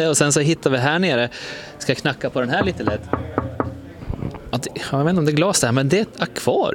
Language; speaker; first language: Swedish; native; Swedish